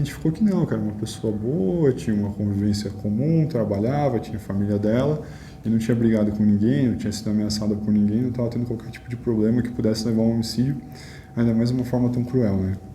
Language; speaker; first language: Portuguese; native; Portuguese